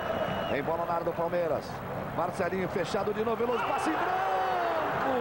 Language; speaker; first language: Portuguese; native; Portuguese